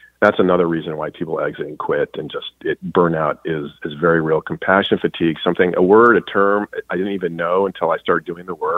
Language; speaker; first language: English; native; English